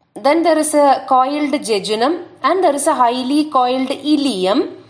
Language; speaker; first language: English; non-native, local second language; Malayalam